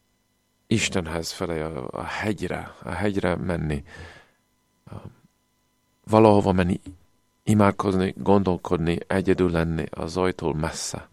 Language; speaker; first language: Hungarian; non-native, fluent; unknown